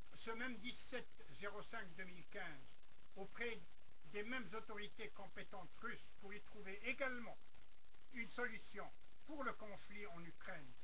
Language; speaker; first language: French; non-native, local second language; Arabic